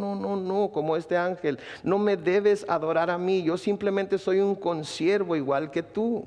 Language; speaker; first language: Spanish; native; Spanish